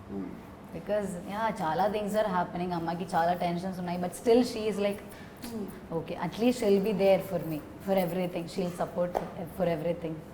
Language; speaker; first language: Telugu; non-native, learner; Malayalam